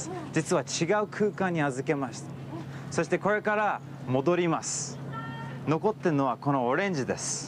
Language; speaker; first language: Japanese; early bilingual, heritage; English